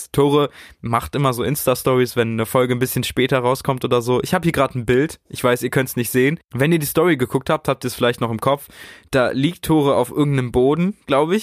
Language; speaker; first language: German; native; German